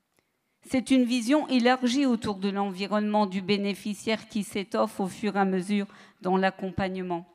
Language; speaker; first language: French; native; French